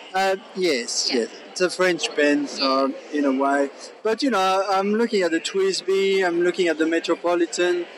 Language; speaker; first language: English; non-native, fluent; French